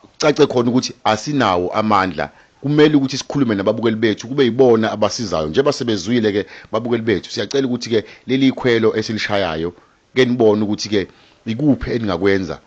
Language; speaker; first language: Zulu; native; Zulu